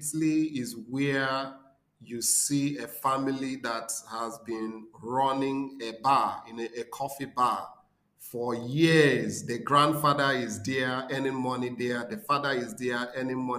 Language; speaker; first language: English; non-native, local second language; Igbo